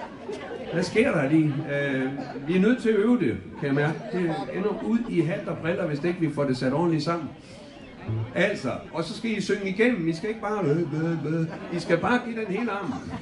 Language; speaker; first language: Danish; native; Danish